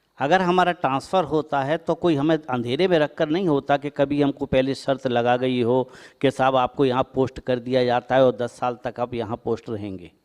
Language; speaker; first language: Hindi; native; Hindi